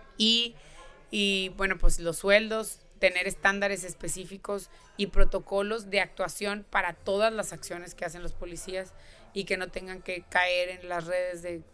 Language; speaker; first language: Spanish; native; Spanish